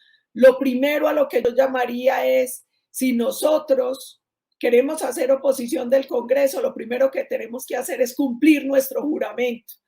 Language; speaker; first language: Spanish; native; Spanish